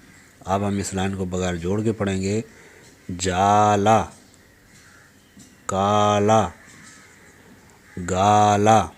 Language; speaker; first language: Urdu; native; Urdu